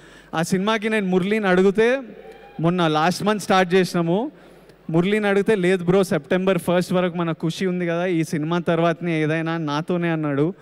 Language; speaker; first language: Telugu; native; Telugu